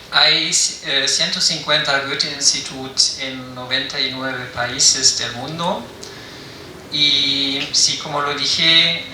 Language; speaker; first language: Spanish; non-native, fluent; German